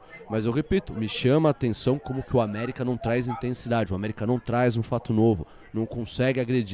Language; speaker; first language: Portuguese; native; Portuguese